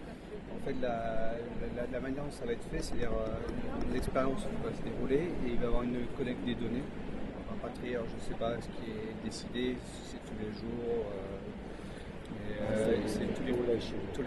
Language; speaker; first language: French; native; French